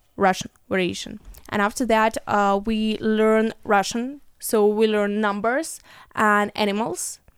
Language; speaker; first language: English; non-native, learner; Ukrainian